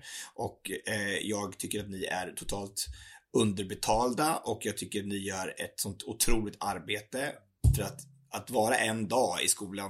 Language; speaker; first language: Swedish; native; Swedish